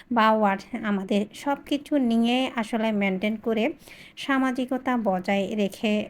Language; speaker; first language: Bangla; non-native, local second language; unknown